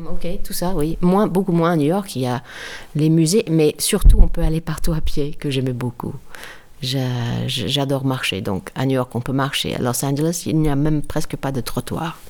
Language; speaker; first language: French; non-native, fluent; English